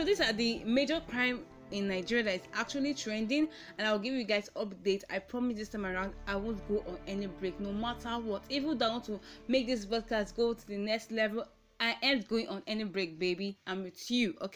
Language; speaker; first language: English; non-native, local second language; Igbo